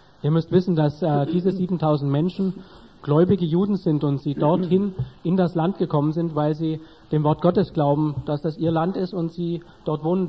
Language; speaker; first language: German; native; German